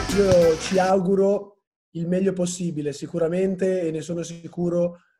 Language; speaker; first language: Italian; native; Italian